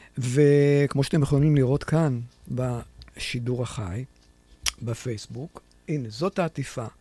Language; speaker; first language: Hebrew; native; Hebrew